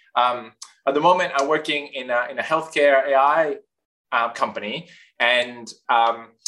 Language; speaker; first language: English; non-native, fluent; Spanish